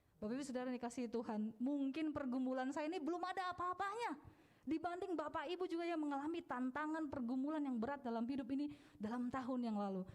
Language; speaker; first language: Indonesian; non-native, local second language; Batak Toba